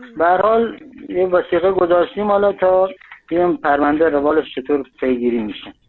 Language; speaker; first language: Persian; non-native, local second language; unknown